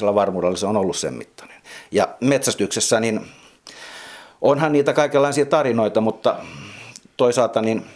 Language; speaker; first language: Finnish; native; Finnish